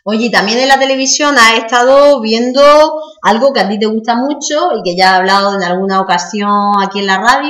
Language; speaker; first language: Spanish; native; Spanish